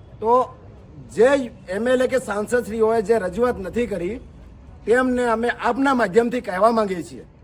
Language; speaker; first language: Gujarati; non-native, local second language; Bhili